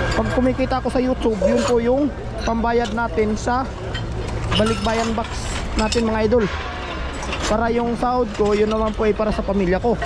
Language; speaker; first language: Filipino; native; Filipino